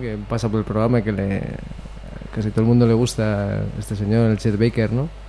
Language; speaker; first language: Spanish; native; Spanish